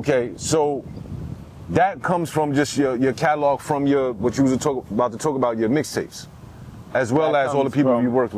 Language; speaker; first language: English; native; English